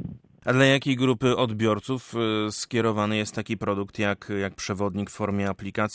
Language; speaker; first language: Polish; native; Polish